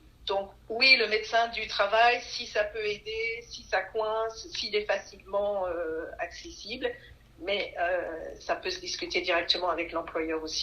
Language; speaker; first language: French; native; French